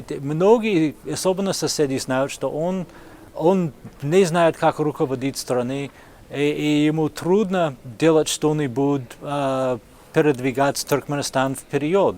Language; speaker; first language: Russian; non-native, fluent; English